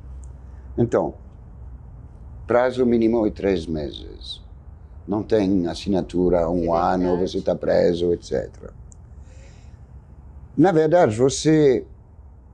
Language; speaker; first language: Portuguese; non-native, fluent; French